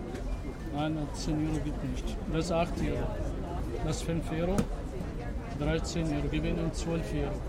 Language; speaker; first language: German; non-native, learner; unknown